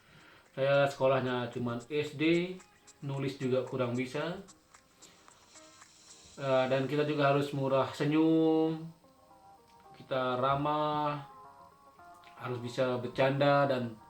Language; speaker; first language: Indonesian; non-native, local second language; Sasak